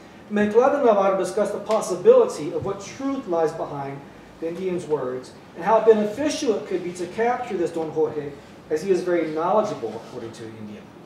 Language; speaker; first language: English; native; English